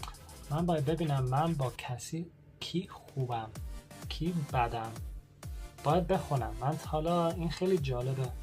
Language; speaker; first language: Persian; early bilingual, heritage; Persian